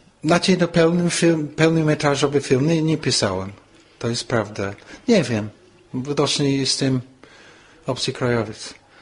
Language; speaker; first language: Polish; non-native, fluent; English